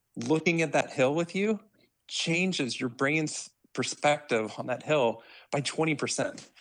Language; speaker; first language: English; native; English